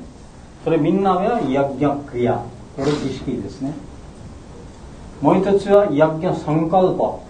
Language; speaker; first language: Japanese; non-native, learner; Bangla